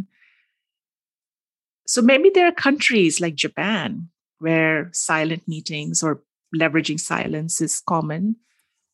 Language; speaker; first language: English; non-native, local second language; Hindi